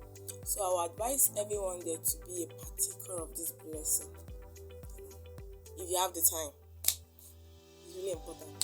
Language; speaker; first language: English; non-native, local second language; Igbo